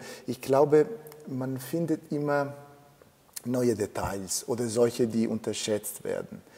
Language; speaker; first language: German; non-native, fluent; Italian